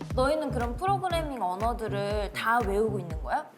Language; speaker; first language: Korean; native; Korean